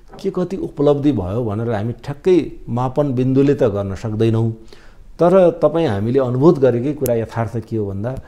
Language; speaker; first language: Nepali; native; Nepali